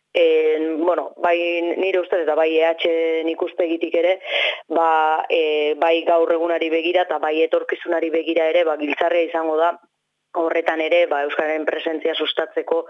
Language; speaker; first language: Basque; native; Basque